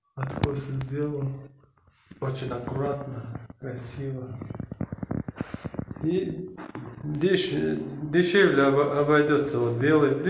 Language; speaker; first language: Russian; non-native, learner; Uzbek